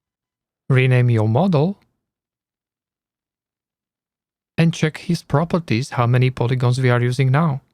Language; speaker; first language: English; non-native, learner; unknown